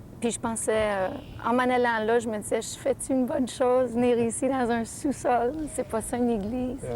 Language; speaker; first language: French; non-native, local second language; English